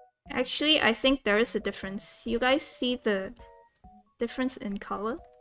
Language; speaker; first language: English; non-native, local second language; Cantonese